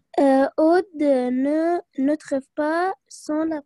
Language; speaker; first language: French; non-native, learner; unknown